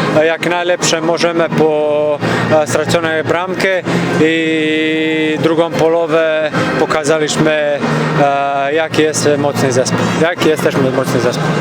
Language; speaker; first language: Polish; non-native, learner; Croatian